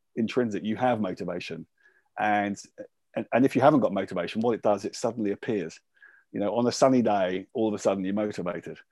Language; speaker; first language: English; native; English